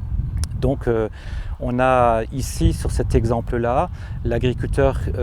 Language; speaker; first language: French; native; French